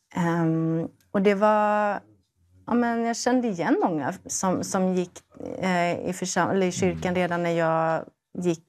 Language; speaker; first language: Swedish; native; Swedish